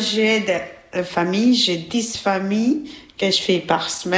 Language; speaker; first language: French; non-native, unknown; Albanian